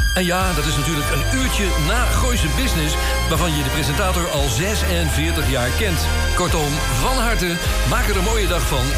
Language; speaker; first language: Dutch; native; Dutch